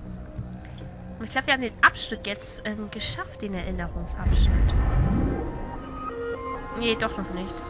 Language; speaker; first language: German; native; German